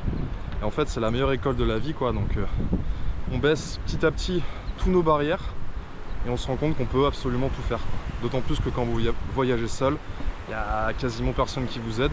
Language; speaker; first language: French; native; French